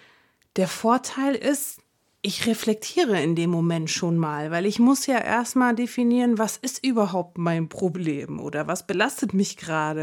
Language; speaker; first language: German; native; German